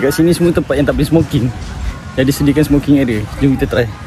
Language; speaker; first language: Malay; native; Malay